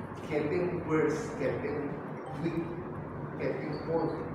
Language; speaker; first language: English; non-native, learner; Indonesian